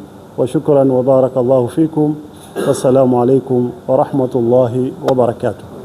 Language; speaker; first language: Arabic; non-native, fluent; Swahili